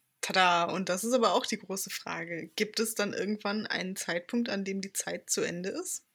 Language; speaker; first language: German; native; German